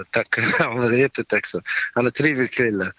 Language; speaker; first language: Swedish; non-native, learner; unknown